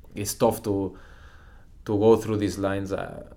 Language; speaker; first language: English; non-native, fluent; Spanish